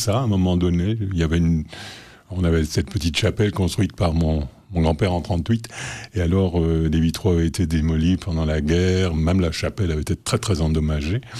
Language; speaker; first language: French; native; French